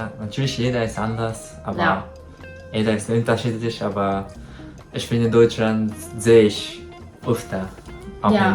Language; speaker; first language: German; non-native, learner; Japanese